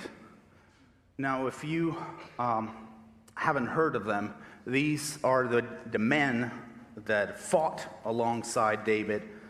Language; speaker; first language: English; non-native, fluent; Spanish